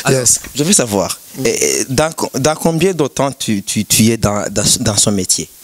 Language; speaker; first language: French; non-native, local second language; Rundi